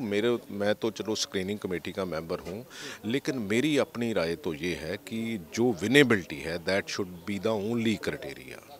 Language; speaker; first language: Hindi; non-native, local second language; Punjabi